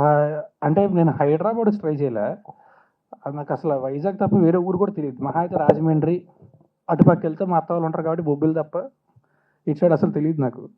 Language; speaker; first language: Telugu; native; Telugu